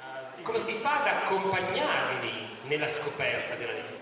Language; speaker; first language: Italian; native; Italian